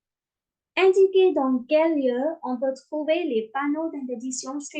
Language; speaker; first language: French; non-native, fluent; Burmese